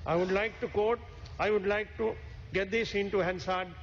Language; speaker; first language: English; non-native, local second language; Sinhala